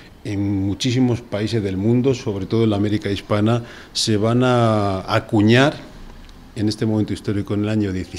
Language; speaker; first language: Spanish; native; Spanish